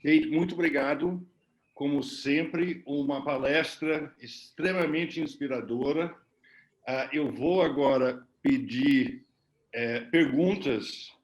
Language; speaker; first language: Portuguese; non-native, fluent; English